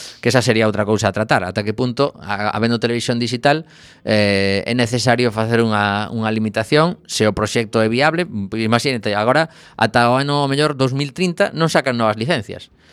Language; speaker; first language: Galician; native; Galician